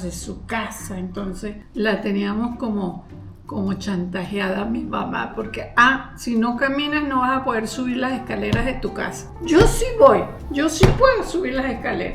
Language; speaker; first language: Spanish; native; Spanish